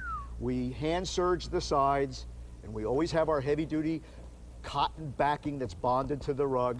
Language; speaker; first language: English; native; English